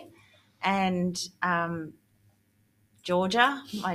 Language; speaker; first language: English; native; English